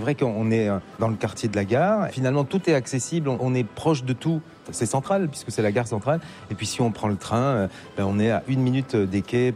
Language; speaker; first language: French; native; French